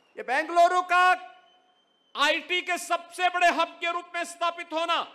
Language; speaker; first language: Hindi; native; Hindi